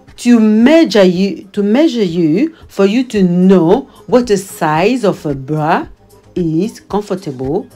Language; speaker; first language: English; non-native, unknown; Lingala